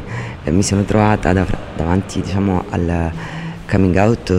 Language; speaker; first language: Italian; native; Italian